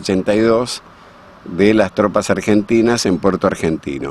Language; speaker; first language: Spanish; native; Spanish